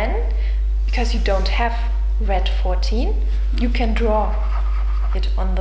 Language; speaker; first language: English; non-native, fluent; German